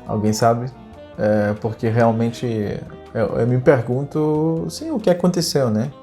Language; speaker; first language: Portuguese; non-native, fluent; Spanish